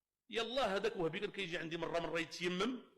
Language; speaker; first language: Arabic; native; Arabic